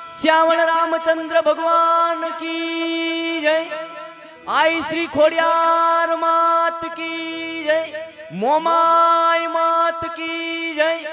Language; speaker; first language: Gujarati; native; Gujarati